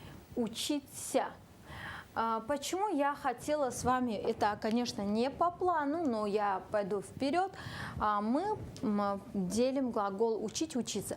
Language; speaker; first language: Russian; non-native, local second language; Kyrgyz